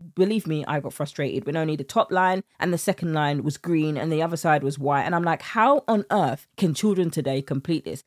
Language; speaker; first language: English; native; English